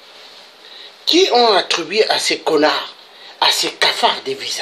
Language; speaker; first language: French; non-native, local second language; Kongo